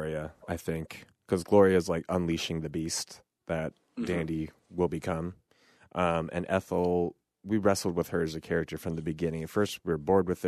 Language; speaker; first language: English; native; English